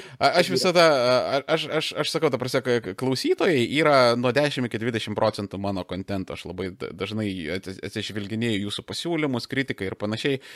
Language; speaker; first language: Lithuanian; native; Lithuanian